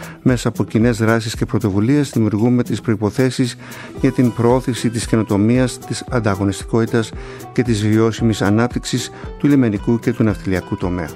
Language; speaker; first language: Greek; native; Greek